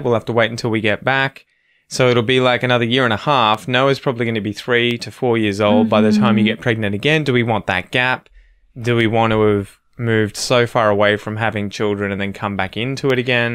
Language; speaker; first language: English; native; English